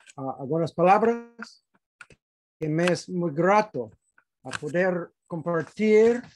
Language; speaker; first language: Spanish; non-native, fluent; English